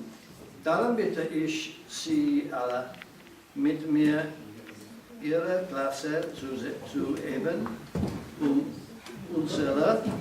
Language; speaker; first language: German; non-native, learner; English